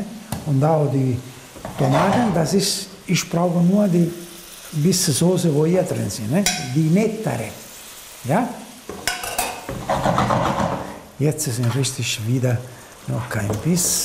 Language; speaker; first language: German; non-native, learner; Italian